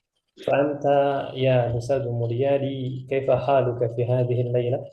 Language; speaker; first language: Arabic; non-native, fluent; Indonesian